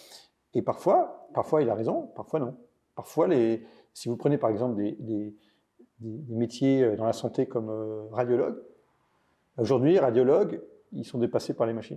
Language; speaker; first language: French; native; French